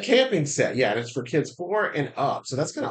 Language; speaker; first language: English; native; English